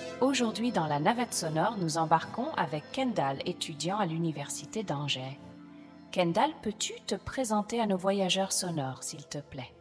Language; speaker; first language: French; native; French